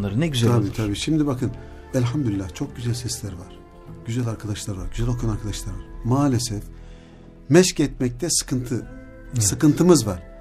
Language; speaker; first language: Turkish; native; Turkish